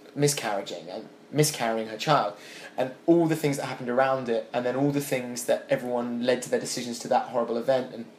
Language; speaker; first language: English; native; English